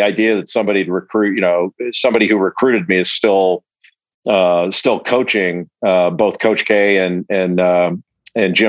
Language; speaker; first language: English; native; English